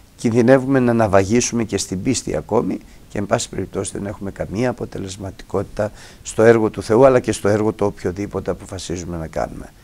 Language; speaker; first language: Greek; native; Greek